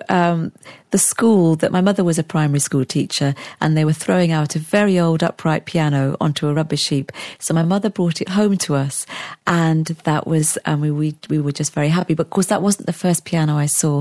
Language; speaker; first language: English; native; English